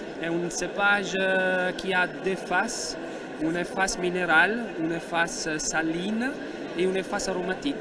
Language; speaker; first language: French; non-native, learner; Italian